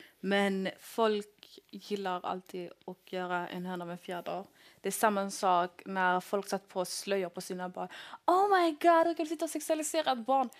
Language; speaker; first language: Swedish; early bilingual, other home language; Somali